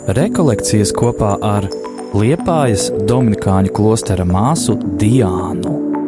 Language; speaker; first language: Latvian; non-native, fluent; Polish